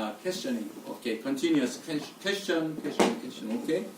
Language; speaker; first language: English; non-native, learner; Korean